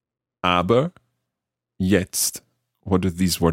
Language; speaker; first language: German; non-native, learner; English